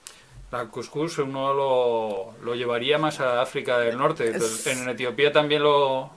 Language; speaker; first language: Spanish; native; Spanish